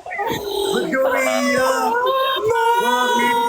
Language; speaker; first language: Filipino; native; Filipino